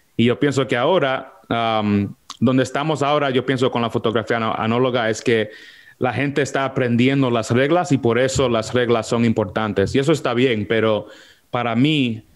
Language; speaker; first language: Spanish; early bilingual, heritage; Spanish